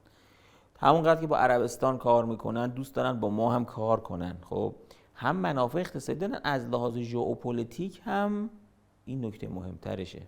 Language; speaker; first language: Persian; native; Persian